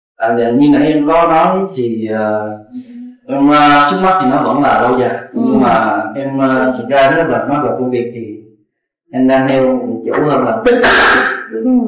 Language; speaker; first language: Vietnamese; native; Vietnamese